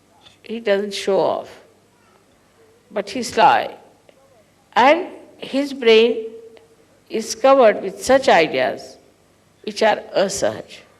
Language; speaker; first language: English; non-native, local second language; Hindi